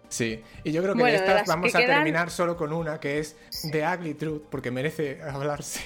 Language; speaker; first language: Spanish; native; Spanish